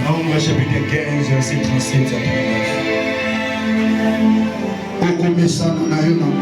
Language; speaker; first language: French; non-native, local second language; Lingala